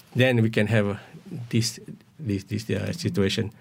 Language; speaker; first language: English; non-native, local second language; Malay